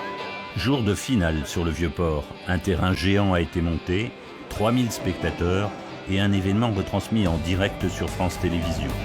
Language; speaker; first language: French; native; French